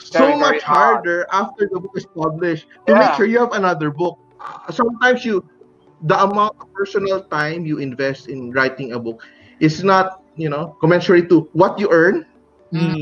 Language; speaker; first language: English; non-native, local second language; Cebuano